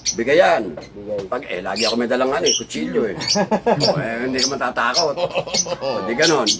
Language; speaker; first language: Filipino; native; Filipino